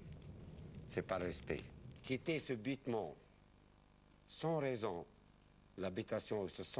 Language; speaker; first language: French; non-native, local second language; Arabic